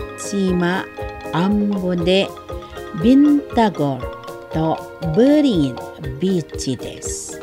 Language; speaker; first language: Japanese; non-native, fluent; Indonesian